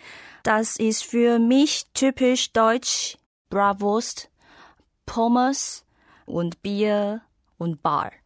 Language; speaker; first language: German; non-native, learner; Chinese